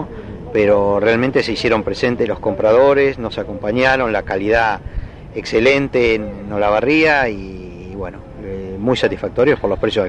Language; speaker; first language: Spanish; native; Spanish